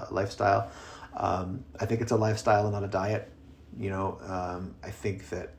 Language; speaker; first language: English; native; English